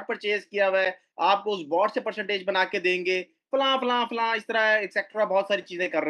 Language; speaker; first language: Hindi; native; Hindi